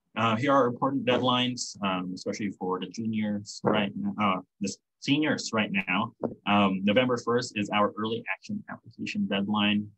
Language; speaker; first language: English; non-native, local second language; Filipino